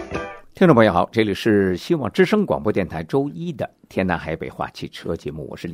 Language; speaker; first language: Chinese; native; Chinese